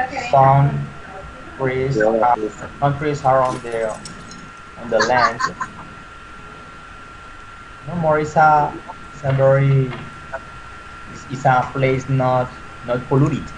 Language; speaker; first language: English; non-native, learner; Spanish